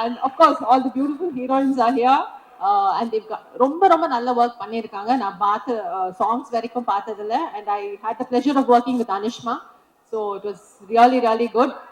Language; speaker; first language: Tamil; native; Tamil